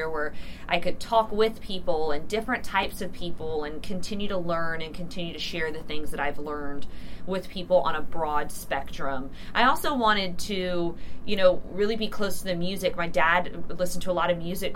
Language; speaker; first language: English; native; English